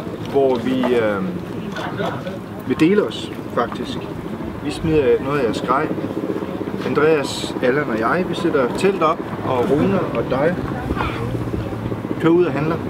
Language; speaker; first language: Danish; native; Danish